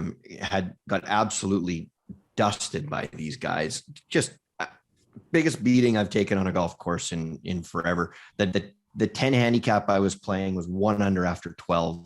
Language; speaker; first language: English; native; English